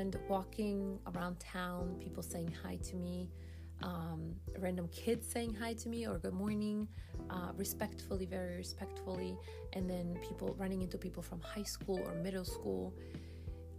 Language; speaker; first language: English; non-native, fluent; Polish